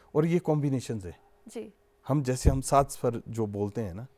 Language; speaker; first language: Hindi; native; Hindi